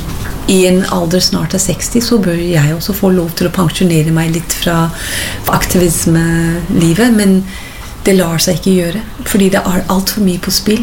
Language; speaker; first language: Norwegian; non-native, fluent; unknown